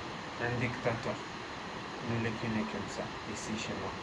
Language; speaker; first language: French; non-native, learner; Spanish